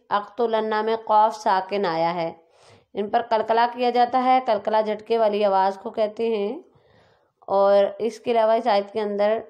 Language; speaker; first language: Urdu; native; Urdu